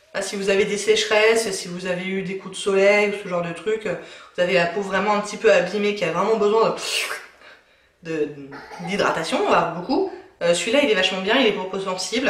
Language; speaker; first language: French; native; French